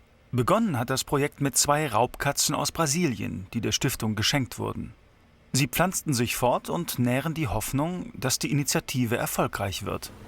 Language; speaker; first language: German; native; German